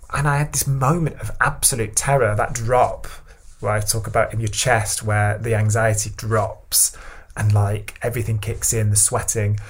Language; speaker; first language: English; native; English